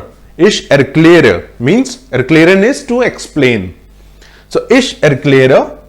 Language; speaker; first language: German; non-native, fluent; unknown